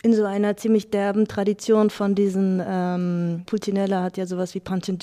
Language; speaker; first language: German; native; German